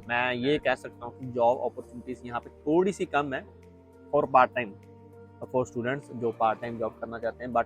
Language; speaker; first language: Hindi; non-native, local second language; Punjabi